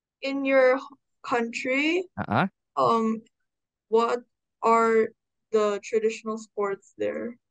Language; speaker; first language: English; non-native, learner; Indonesian